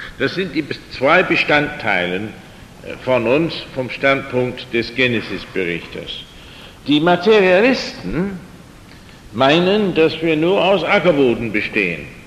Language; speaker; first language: German; non-native, fluent; English